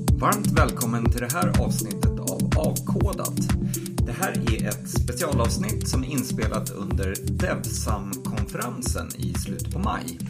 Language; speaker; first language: Swedish; native; Swedish